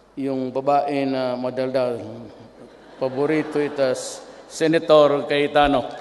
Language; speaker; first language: Filipino; non-native, local second language; Cebuano